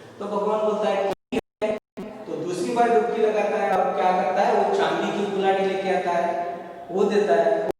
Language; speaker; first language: Hindi; non-native, local second language; Marathi